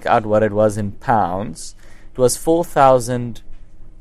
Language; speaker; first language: English; non-native, local second language; Afrikaans